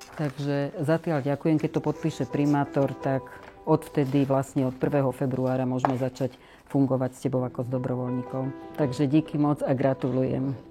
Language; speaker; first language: Slovak; native; Slovak